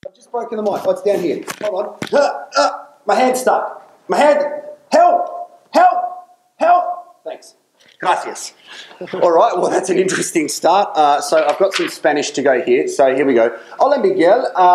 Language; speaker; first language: English; native; English